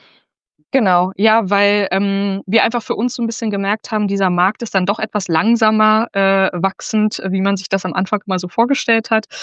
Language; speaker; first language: German; native; German